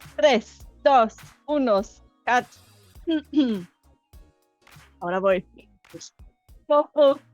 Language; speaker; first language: Spanish; non-native, fluent; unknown